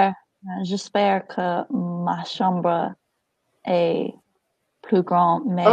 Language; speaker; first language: French; non-native, learner; English